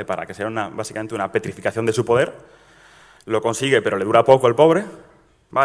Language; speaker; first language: Spanish; native; Spanish